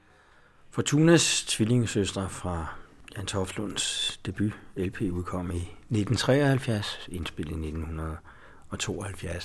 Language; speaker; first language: Danish; native; Danish